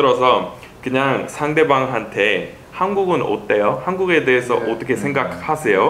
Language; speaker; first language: Korean; non-native, fluent; English